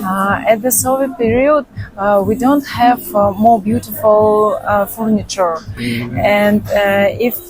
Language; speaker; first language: English; non-native, learner; Russian